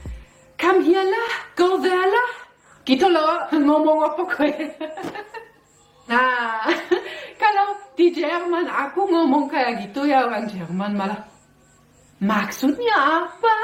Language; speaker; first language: Indonesian; non-native, fluent; German